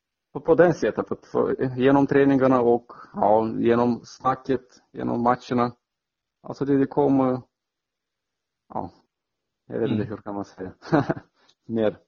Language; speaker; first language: Swedish; non-native, fluent; Romanian